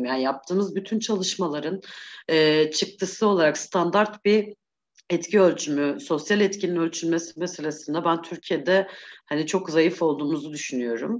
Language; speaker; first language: Turkish; native; Turkish